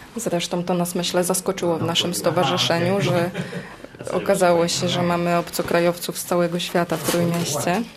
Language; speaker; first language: Polish; native; Polish